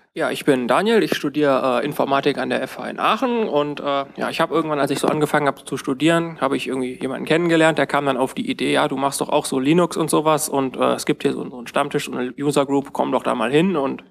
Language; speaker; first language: German; native; German